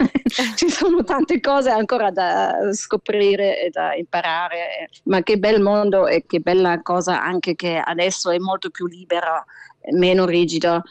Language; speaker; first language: Italian; non-native, fluent; German